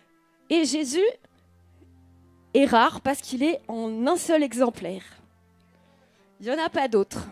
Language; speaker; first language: French; native; French